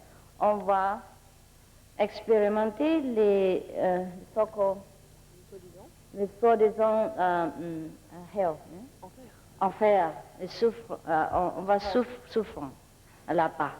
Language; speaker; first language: French; non-native, fluent; Vietnamese